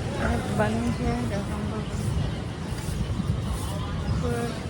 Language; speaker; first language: English; non-native, learner; Indonesian